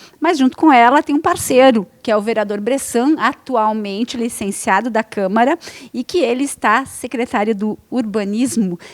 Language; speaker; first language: Portuguese; native; Portuguese